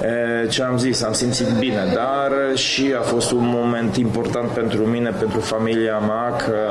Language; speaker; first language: Romanian; non-native, fluent; Polish